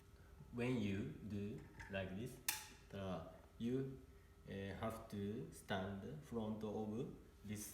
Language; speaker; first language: English; non-native, learner; Japanese